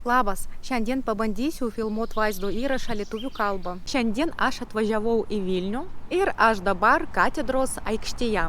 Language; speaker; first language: Lithuanian; non-native, learner; Russian